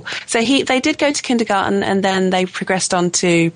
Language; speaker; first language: English; native; English